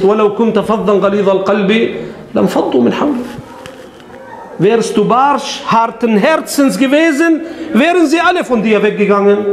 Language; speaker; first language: German; non-native, fluent; Arabic